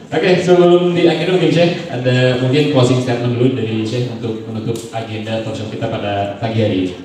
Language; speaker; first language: Indonesian; native; Indonesian